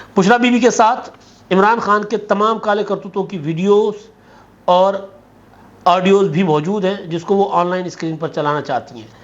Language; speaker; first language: Urdu; non-native, local second language; Sindhi